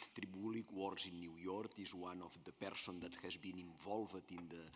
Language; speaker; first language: English; non-native, fluent; Spanish